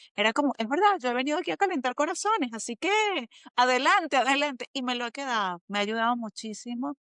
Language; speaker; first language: Spanish; native; Spanish